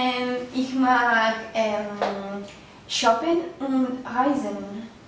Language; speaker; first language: German; non-native, learner; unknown